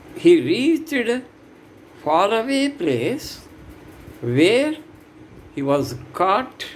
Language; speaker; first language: English; non-native, local second language; Telugu